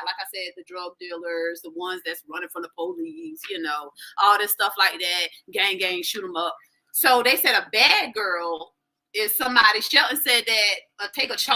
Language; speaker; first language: English; native; English